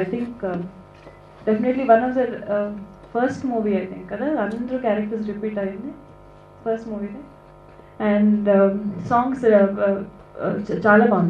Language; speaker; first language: Telugu; non-native, fluent; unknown